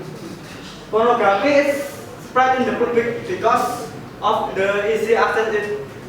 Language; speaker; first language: English; non-native, learner; Indonesian